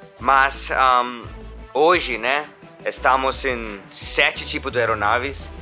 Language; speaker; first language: Portuguese; non-native, learner; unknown